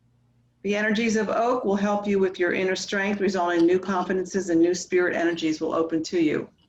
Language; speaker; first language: English; native; English